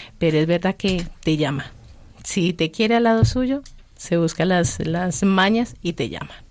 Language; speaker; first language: Spanish; native; Spanish